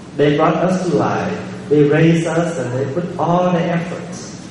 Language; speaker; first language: English; non-native, fluent; Vietnamese